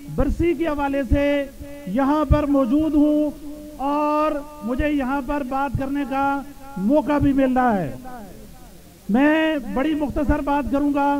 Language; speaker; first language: Urdu; non-native, local second language; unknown